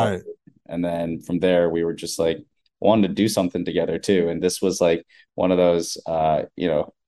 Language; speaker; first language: English; native; English